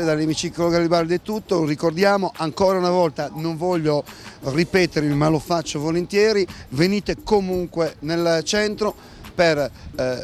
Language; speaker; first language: Italian; native; Italian